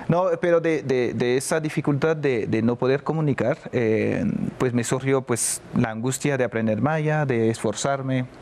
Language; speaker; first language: Spanish; non-native, fluent; French